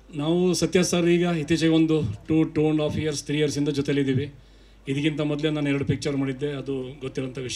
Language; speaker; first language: Kannada; native; Kannada